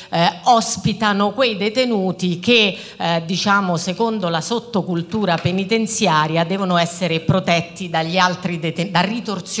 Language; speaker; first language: Italian; native; Italian